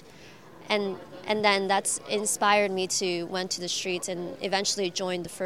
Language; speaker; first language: English; non-native, local second language; Cantonese